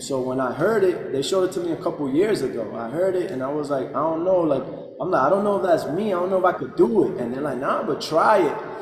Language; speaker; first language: English; early bilingual, other home language; Spanish